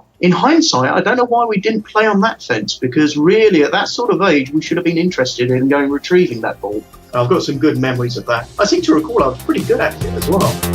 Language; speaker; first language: English; native; English